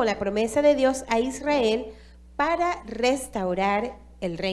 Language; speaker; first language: Spanish; non-native, fluent; English